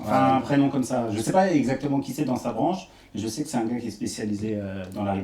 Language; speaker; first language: French; native; French